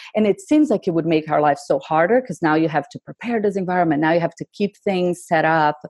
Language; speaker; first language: English; non-native, fluent; Portuguese